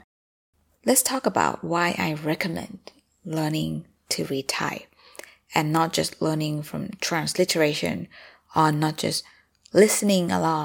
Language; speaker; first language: English; non-native, fluent; Thai